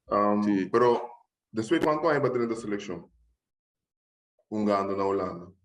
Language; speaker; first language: Spanish; non-native, local second language; Papiamento